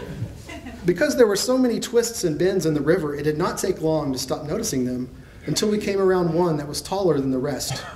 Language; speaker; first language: English; native; English